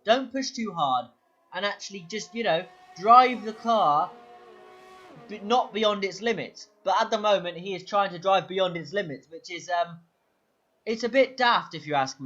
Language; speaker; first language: English; native; English